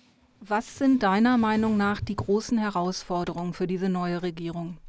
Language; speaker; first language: German; native; German